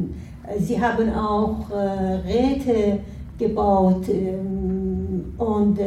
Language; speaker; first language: German; non-native, fluent; Persian